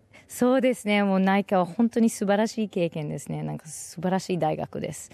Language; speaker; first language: Japanese; non-native, fluent; English